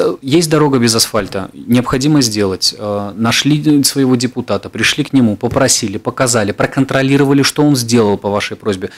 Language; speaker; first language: Russian; native; Russian